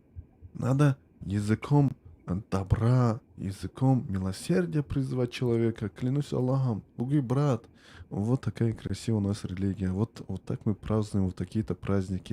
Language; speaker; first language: Russian; non-native, local second language; Tajik